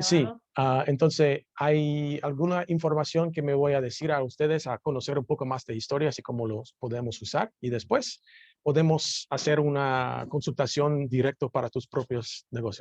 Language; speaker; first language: Spanish; non-native, learner; English